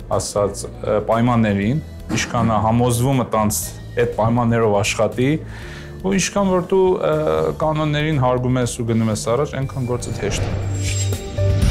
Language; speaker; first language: Armenian; early bilingual, heritage; Armenian